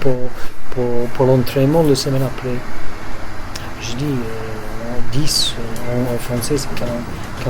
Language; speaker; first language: French; non-native, fluent; English